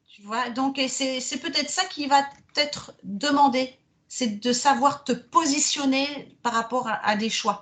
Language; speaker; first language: French; native; French